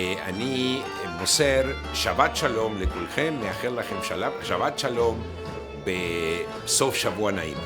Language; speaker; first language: Hebrew; non-native, fluent; English